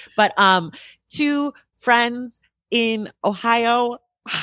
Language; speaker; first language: English; native; English